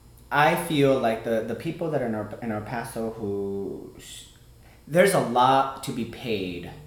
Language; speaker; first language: English; early bilingual, other home language; Spanish